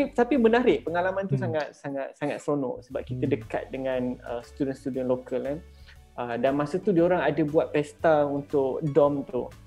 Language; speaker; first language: Malay; native; Malay